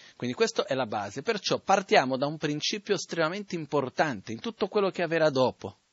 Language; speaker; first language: Italian; non-native, fluent; Portuguese